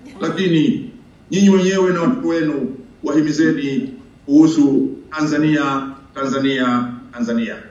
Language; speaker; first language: Swahili; native; Swahili